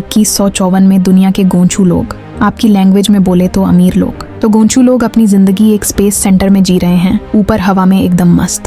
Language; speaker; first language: Hindi; native; Hindi